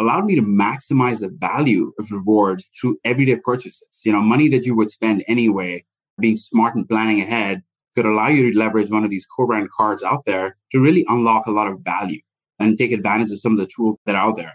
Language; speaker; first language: English; non-native, local second language; Hindi